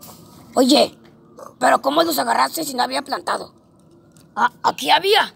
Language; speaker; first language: Spanish; native; Spanish